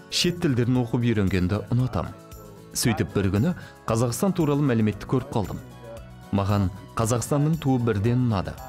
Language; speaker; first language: Kazakh; non-native, fluent; French